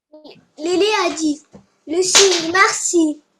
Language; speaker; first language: French; non-native, learner; Russian